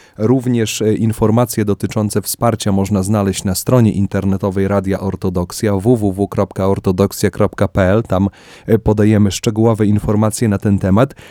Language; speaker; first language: Polish; native; Polish